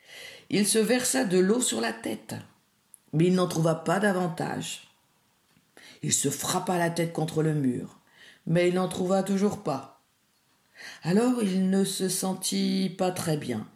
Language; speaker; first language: French; native; French